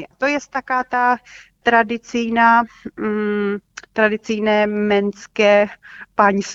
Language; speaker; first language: Polish; non-native, fluent; Czech